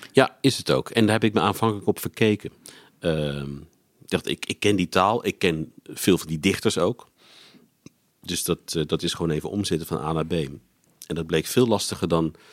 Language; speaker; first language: Dutch; native; Dutch